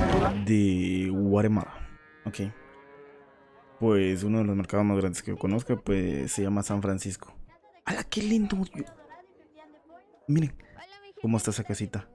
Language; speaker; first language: Spanish; native; Spanish